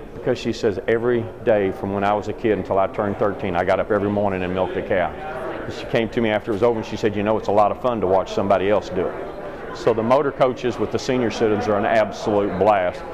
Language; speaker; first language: English; native; English